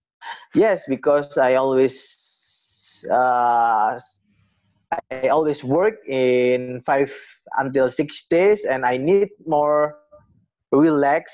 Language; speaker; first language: English; non-native, learner; Indonesian